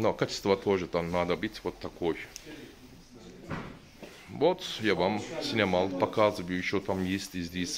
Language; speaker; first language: Russian; non-native, learner; Turkish